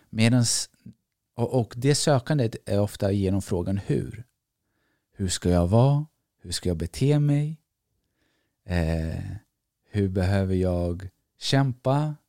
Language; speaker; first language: Swedish; early bilingual, other home language; Greek